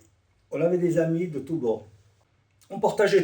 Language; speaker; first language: French; non-native, local second language; Kabyle